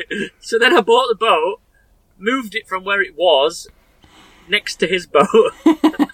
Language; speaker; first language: English; native; English